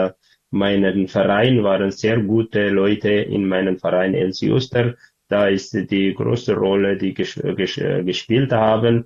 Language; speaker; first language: German; non-native, learner; Tigrinya